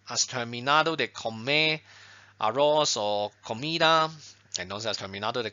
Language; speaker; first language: Spanish; non-native, fluent; Chinese